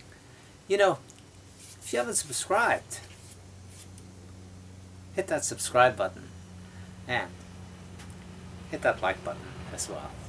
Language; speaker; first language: English; native; English